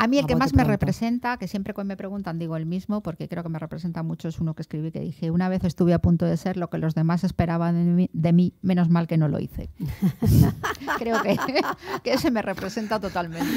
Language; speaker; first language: Spanish; native; Spanish